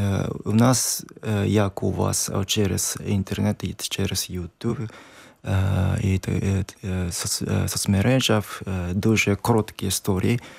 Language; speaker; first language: Ukrainian; non-native, learner; Japanese